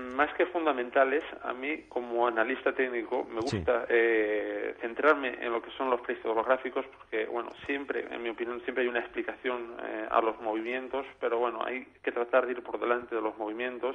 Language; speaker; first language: Spanish; native; Spanish